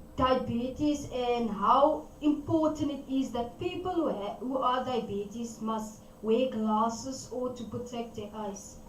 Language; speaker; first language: English; non-native, local second language; Afrikaans